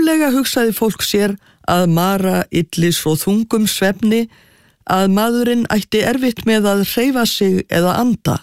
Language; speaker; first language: Icelandic; native; Icelandic